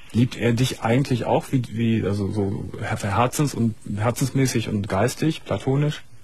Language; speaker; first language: German; native; German